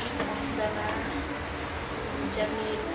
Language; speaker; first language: Arabic; non-native, learner; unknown